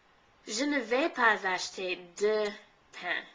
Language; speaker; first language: French; non-native, fluent; English